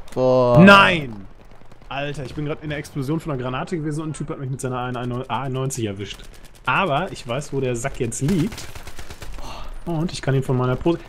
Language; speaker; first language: German; native; German